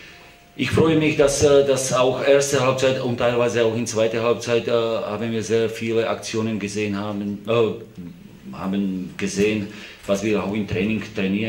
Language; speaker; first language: German; non-native, fluent; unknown